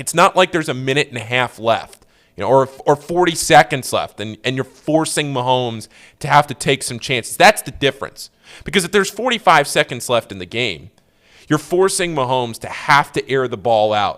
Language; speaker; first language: English; native; English